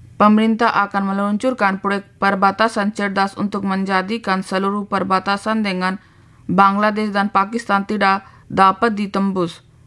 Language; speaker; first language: Indonesian; non-native, fluent; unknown